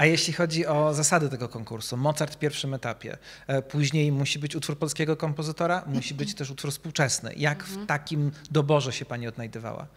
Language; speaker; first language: Polish; native; Polish